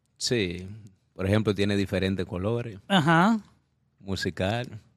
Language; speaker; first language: Spanish; native; Spanish